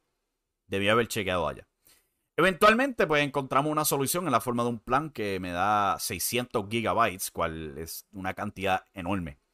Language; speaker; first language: Spanish; native; Spanish